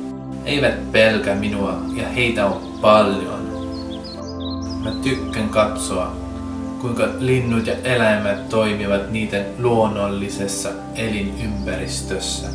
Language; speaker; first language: Finnish; non-native, learner; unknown